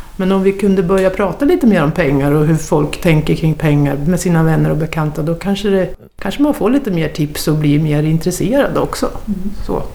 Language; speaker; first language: Swedish; native; Swedish